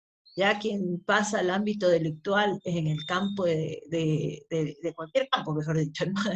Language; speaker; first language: Spanish; native; Spanish